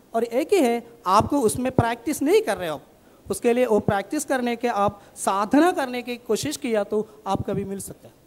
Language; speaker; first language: Hindi; non-native, local second language; Malayalam